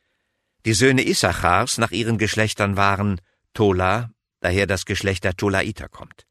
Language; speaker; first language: German; native; German